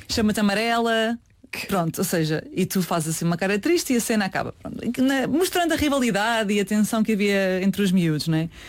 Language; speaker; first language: Portuguese; native; Portuguese